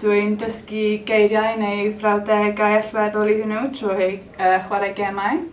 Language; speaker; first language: Welsh; non-native, local second language; English